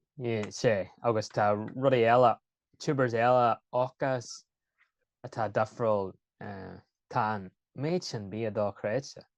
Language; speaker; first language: Irish; native; Irish